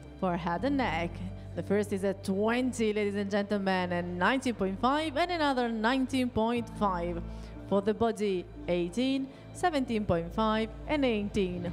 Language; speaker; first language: English; non-native, fluent; Italian